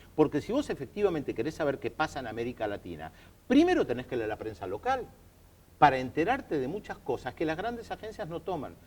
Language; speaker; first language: Spanish; early bilingual, other home language; German